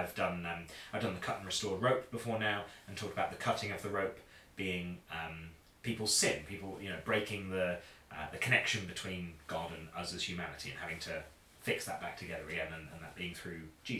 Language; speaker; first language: English; native; English